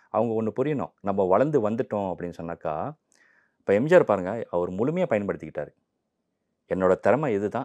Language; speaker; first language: Tamil; early bilingual, heritage; Tamil